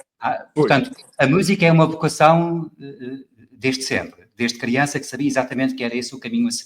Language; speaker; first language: Portuguese; native; Portuguese